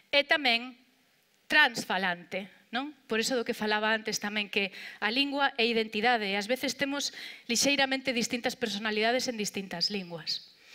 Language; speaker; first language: Galician; non-native, local second language; Spanish